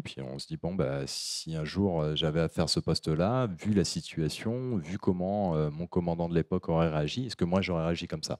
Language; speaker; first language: French; native; French